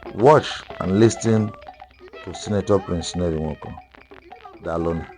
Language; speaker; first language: Nigerian Pidgin; non-native, local second language; Igbo